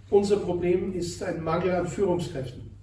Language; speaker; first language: German; native; German